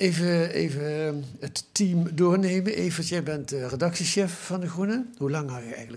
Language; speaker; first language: Dutch; native; Dutch